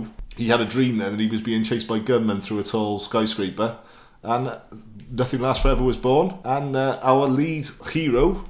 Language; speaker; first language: English; native; English